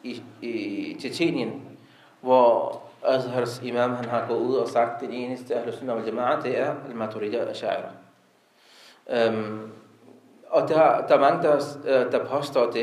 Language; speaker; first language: Danish; non-native, local second language; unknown